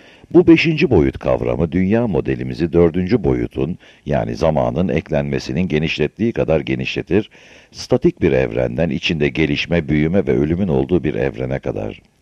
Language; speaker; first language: Turkish; native; Turkish